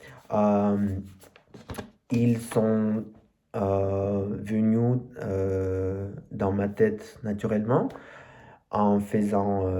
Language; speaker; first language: French; non-native, learner; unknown